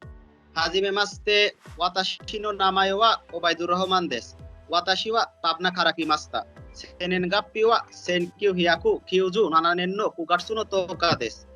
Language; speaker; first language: Japanese; non-native, learner; Bangla